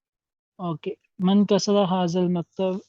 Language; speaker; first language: Arabic; non-native, learner; Urdu